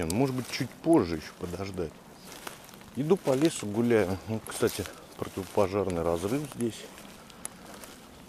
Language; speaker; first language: Russian; native; Russian